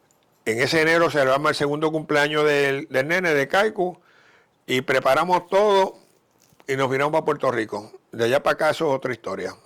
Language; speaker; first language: Spanish; native; Spanish